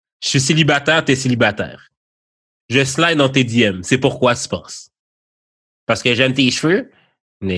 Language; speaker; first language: French; native; French